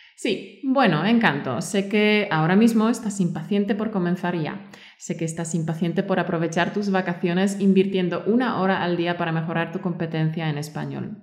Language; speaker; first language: Spanish; native; Spanish